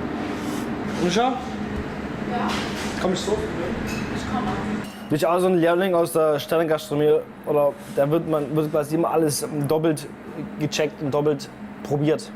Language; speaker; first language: German; native; German